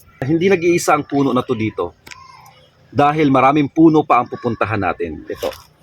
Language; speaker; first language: Filipino; non-native, local second language; Cebuano